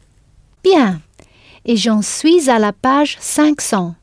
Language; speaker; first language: French; non-native, fluent; English